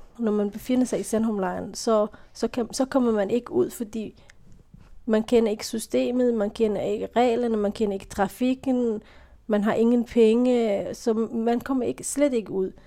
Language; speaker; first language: Danish; non-native, fluent; Somali